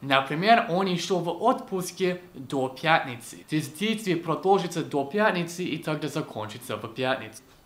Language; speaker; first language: Russian; non-native, fluent; English